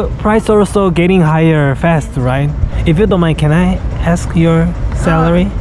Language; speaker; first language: English; non-native, learner; Korean